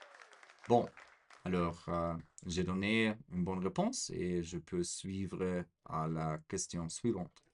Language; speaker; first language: French; non-native, fluent; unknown